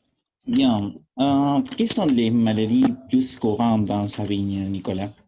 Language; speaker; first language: French; non-native, learner; Spanish